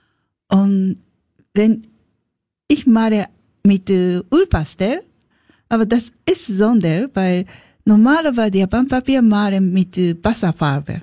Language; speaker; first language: German; non-native, learner; Japanese